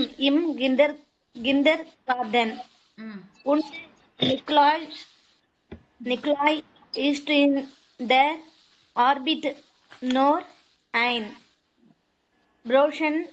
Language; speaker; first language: German; non-native, learner; Tamil